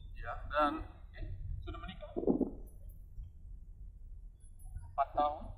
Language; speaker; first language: Indonesian; non-native, learner; Dutch